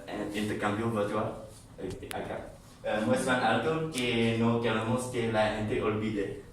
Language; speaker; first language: Spanish; non-native, learner; English